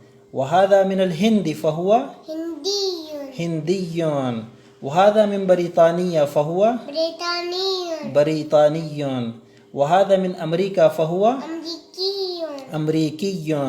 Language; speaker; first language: Arabic; non-native, fluent; Urdu